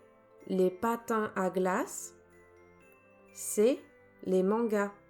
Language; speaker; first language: French; native; French